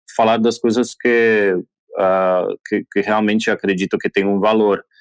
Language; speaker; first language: Portuguese; non-native, fluent; Slovak